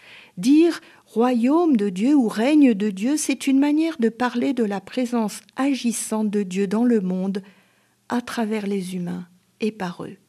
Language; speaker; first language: French; native; French